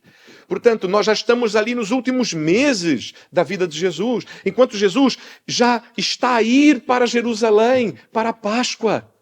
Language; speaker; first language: Portuguese; native; Portuguese